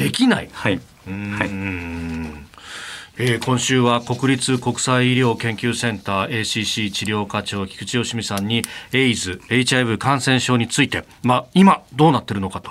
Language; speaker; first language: Japanese; native; Japanese